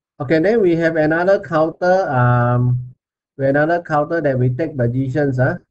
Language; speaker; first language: English; non-native, local second language; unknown